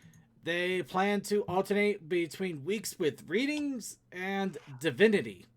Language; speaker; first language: English; native; English